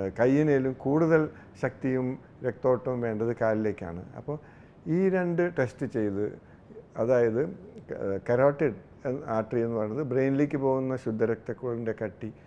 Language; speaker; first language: Malayalam; native; Malayalam